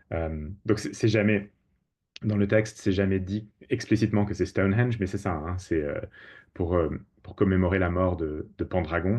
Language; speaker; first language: French; native; French